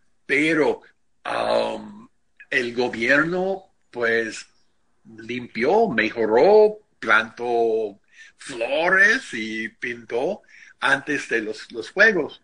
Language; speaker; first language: Spanish; non-native, fluent; English